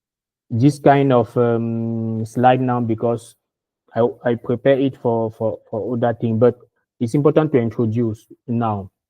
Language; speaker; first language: English; non-native, learner; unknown